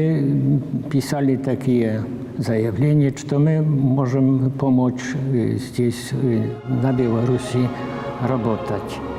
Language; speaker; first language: Russian; non-native, fluent; Polish